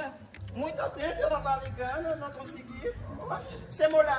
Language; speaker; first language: Portuguese; non-native, learner; Haitian Creole